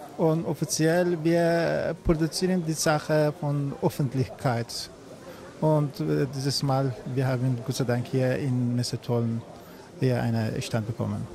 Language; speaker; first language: German; non-native, learner; Persian